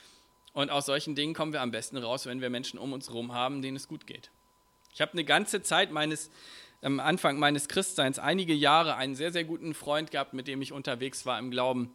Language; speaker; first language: German; native; German